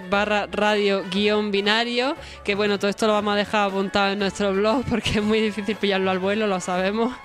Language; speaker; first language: Spanish; native; Spanish